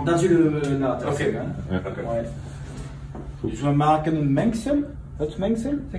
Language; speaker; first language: Dutch; non-native, local second language; French